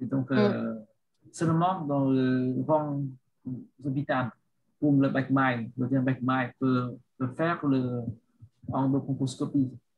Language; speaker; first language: French; non-native, learner; Vietnamese